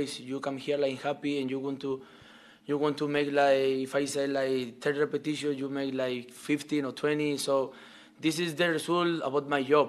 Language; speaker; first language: English; non-native, learner; Spanish